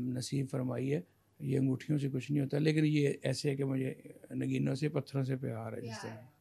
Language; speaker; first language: Urdu; non-native, local second language; Punjabi